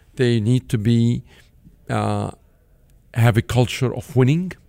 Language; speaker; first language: English; non-native, fluent; Arabic